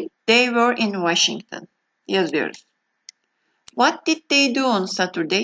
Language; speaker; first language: English; non-native, fluent; Turkish